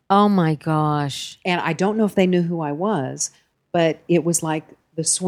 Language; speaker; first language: English; native; English